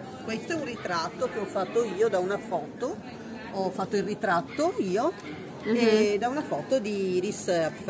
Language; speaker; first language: Italian; native; Italian